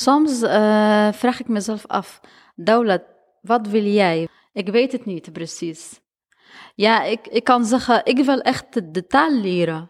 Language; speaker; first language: Dutch; non-native, learner; Arabic